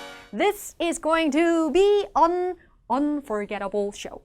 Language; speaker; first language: English; non-native, fluent; Korean